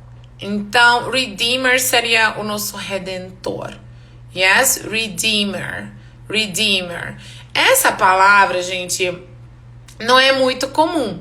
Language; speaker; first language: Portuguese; non-native, fluent; English